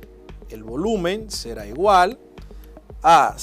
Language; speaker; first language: Spanish; native; Spanish